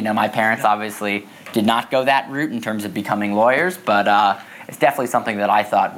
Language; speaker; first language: English; native; English